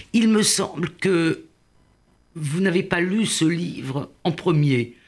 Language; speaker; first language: French; native; French